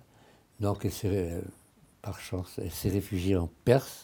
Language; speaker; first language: French; early bilingual, other home language; Russian